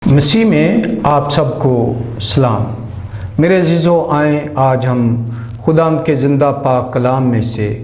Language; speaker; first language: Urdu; non-native, local second language; Punjabi